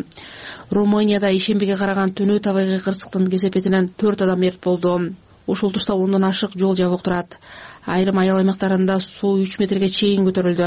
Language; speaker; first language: Kyrgyz; native; Kyrgyz